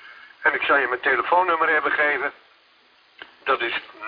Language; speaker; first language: Dutch; native; Dutch